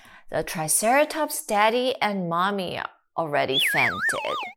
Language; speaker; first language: English; non-native, fluent; Chinese